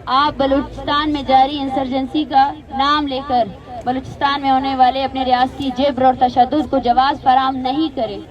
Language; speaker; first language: Urdu; non-native, local second language; Baluchi